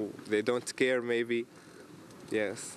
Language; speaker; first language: English; non-native, fluent; Arabic